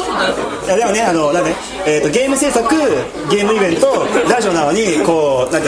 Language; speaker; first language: Japanese; native; Japanese